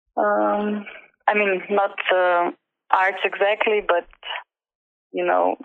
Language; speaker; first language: English; non-native, learner; Slovenian